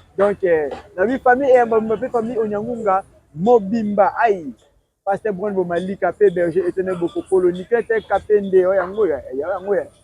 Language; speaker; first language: Lingala; native; Lingala